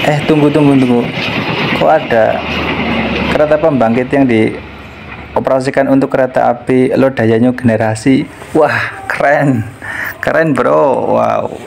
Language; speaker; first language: Indonesian; native; Indonesian